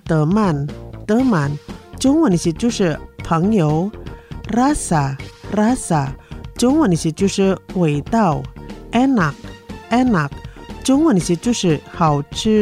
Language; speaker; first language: Chinese; non-native, fluent; Indonesian